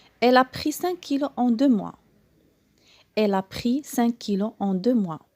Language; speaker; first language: French; non-native, local second language; Arabic